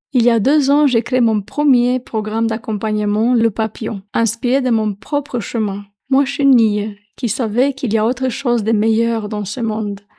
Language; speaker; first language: French; non-native, fluent; Romanian